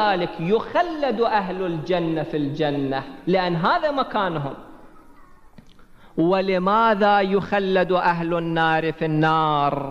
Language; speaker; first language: Arabic; native; Arabic